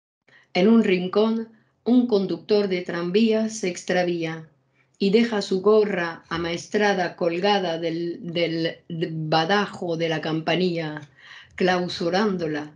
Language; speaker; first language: Spanish; native; Spanish